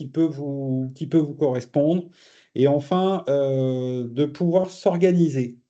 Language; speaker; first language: French; native; French